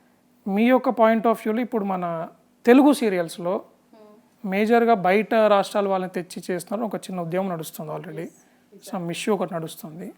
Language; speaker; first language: Telugu; native; Telugu